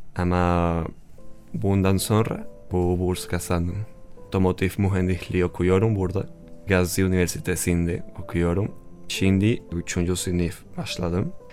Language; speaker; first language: Turkish; non-native, learner; Spanish